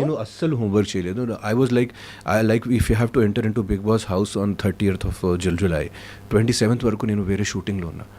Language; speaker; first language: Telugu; non-native, fluent; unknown